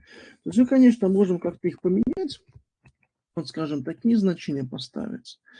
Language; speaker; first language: Russian; native; Russian